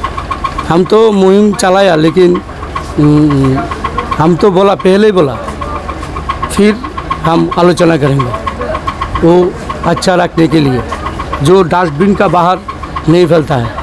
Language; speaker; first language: Hindi; non-native, local second language; Bangla